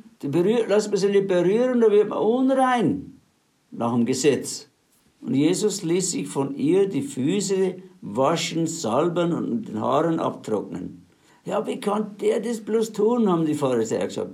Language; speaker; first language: German; native; German